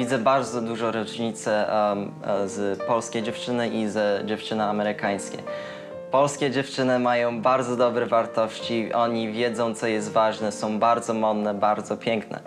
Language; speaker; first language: Polish; early bilingual, heritage; Polish